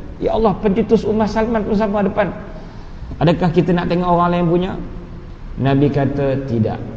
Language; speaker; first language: Malay; native; Malay